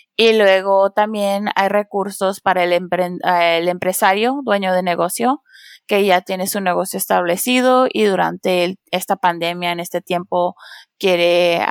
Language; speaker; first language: Spanish; early bilingual, heritage; Spanish